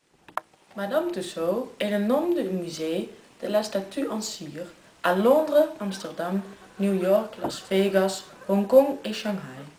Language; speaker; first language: French; non-native, learner; Dutch